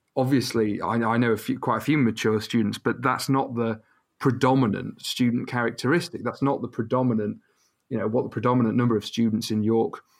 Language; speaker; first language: English; native; English